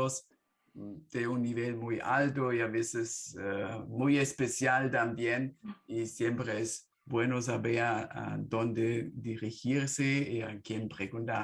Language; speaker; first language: Spanish; non-native, fluent; German